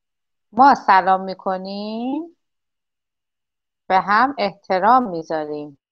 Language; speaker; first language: Persian; native; Persian